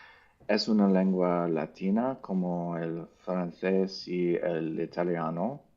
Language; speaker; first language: Spanish; non-native, learner; English